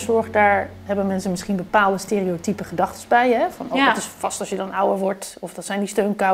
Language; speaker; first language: Dutch; native; Dutch